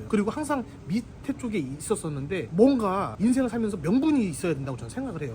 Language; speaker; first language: Korean; native; Korean